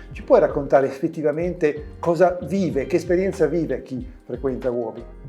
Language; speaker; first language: Italian; native; Italian